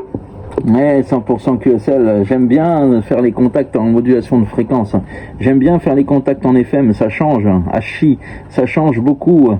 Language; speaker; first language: French; native; French